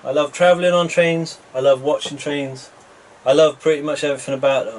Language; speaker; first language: English; native; English